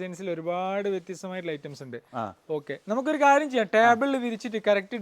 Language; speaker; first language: Malayalam; native; Malayalam